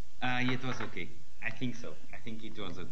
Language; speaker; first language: English; non-native, learner; Portuguese